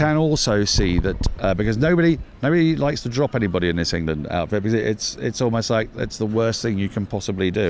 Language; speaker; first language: English; native; English